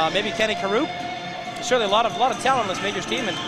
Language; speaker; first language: English; native; English